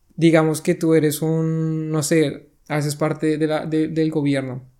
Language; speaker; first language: Spanish; native; Spanish